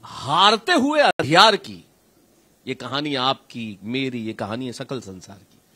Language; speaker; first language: Hindi; native; Hindi